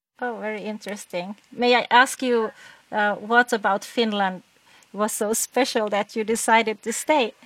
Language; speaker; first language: English; non-native, fluent; Swedish